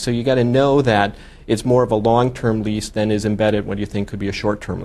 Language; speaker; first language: English; native; English